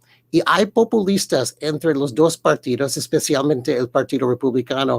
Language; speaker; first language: Spanish; early bilingual, heritage; Spanish